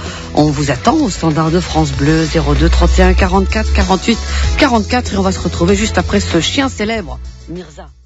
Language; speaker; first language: French; native; French